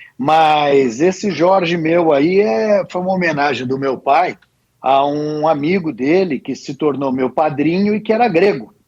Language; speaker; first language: Portuguese; native; Portuguese